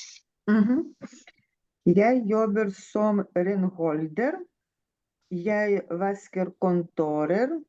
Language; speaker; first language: Norwegian; non-native, learner; Lithuanian